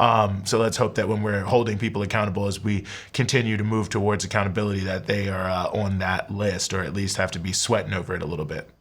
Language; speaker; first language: English; native; English